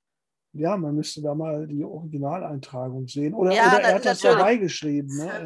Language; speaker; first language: German; native; German